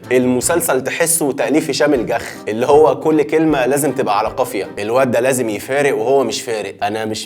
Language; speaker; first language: Arabic; native; Arabic